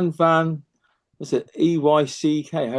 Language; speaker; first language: English; native; English